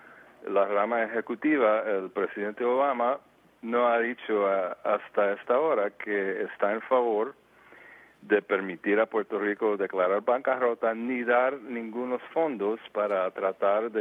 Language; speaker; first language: Spanish; early bilingual, heritage; Spanish